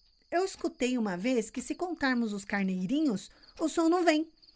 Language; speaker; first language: Portuguese; native; Portuguese